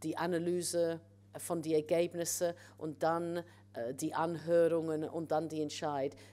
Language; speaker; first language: German; non-native, fluent; English